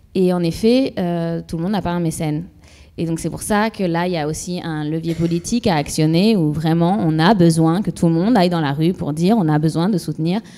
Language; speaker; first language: French; native; French